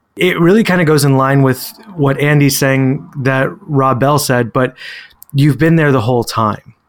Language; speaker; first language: English; native; English